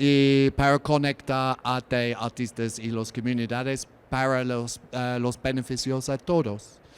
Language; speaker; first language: Spanish; non-native, learner; English